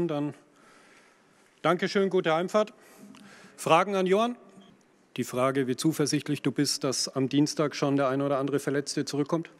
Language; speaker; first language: German; native; German